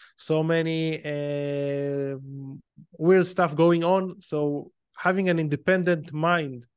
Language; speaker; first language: English; non-native, fluent; Hebrew